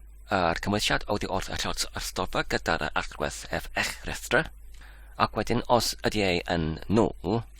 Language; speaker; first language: Welsh; non-native, fluent; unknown